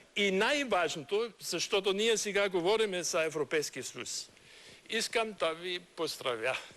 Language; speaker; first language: Bulgarian; non-native, fluent; German